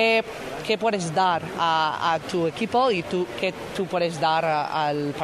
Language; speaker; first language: Spanish; non-native, fluent; English